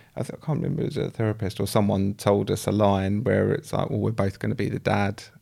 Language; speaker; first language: English; native; English